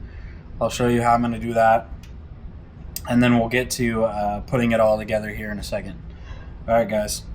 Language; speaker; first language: English; native; English